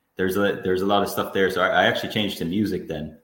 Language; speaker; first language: English; native; English